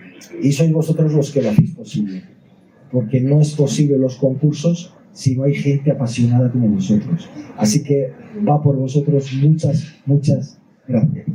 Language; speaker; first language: Spanish; native; Spanish